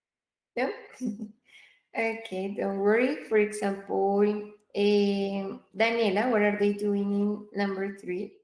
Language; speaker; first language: English; non-native, fluent; Spanish